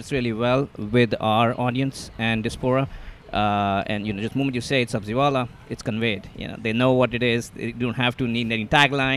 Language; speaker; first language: English; non-native, local second language; Hindi